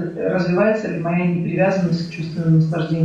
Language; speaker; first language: Russian; native; Russian